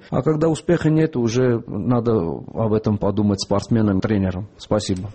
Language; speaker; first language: Russian; non-native, local second language; Armenian